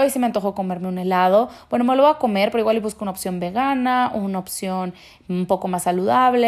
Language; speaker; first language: Spanish; native; Spanish